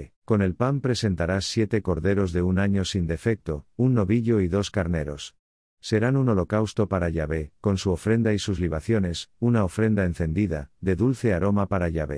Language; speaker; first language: Spanish; native; Spanish